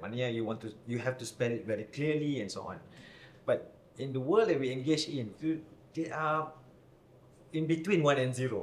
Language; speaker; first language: English; non-native, local second language; Malay